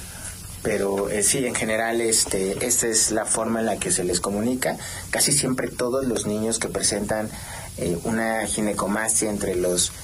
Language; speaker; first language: Spanish; native; Spanish